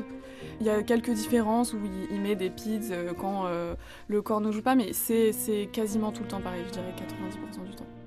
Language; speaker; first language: French; native; French